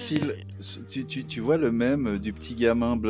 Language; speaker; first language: French; native; French